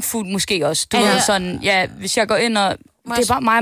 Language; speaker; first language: Danish; native; Danish